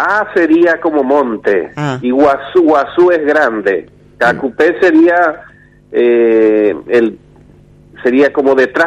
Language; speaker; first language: Spanish; non-native, local second language; Guarani